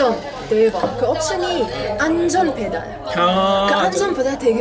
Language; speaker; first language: Korean; non-native, learner; Arabic